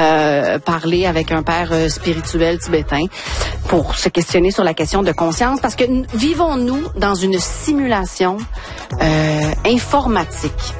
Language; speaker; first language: French; native; French